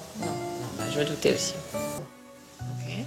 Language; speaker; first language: French; native; French